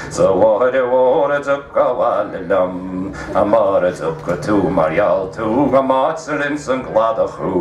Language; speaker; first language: Irish; native; Irish